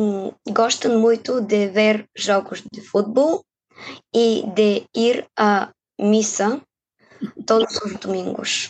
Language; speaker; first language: Portuguese; non-native, fluent; Bulgarian